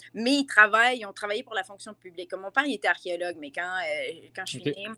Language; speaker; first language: French; native; French